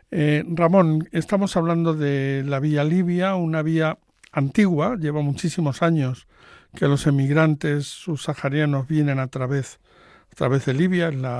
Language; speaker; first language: Spanish; native; Spanish